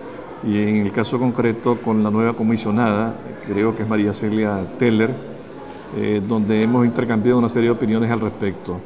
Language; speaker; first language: Spanish; native; Spanish